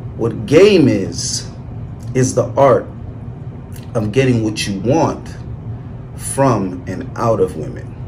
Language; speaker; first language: English; native; English